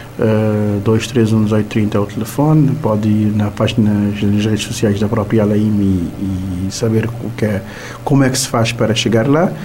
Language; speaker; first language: Portuguese; non-native, local second language; Kabuverdianu